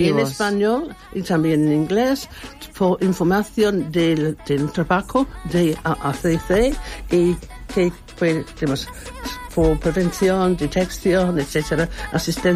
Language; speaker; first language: Spanish; non-native, learner; English